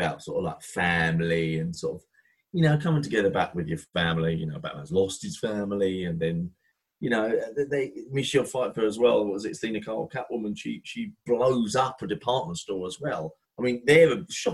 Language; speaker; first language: English; native; English